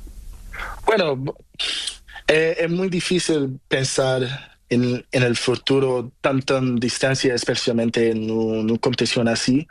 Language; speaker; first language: Spanish; non-native, learner; Portuguese